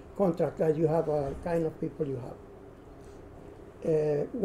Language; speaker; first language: English; non-native, learner; Spanish